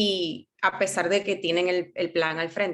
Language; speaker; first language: Spanish; native; Spanish